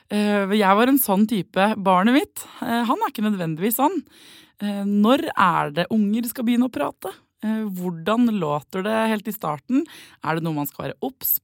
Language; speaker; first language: Norwegian; native; Norwegian